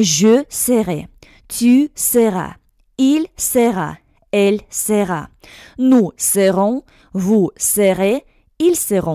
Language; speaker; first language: French; non-native, fluent; Russian